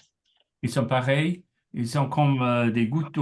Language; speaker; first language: French; non-native, learner; English